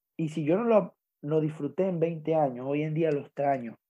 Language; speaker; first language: Spanish; native; Spanish